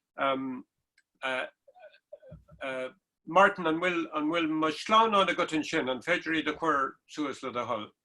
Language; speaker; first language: Irish; non-native, local second language; English